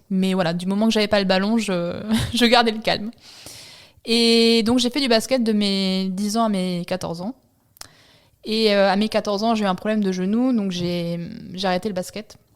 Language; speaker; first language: French; early bilingual, other home language; Italian